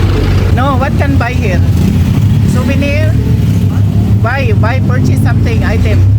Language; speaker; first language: English; non-native, local second language; Filipino